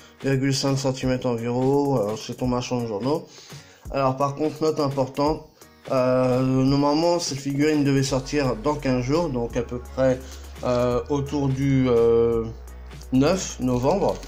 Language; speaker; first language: French; native; French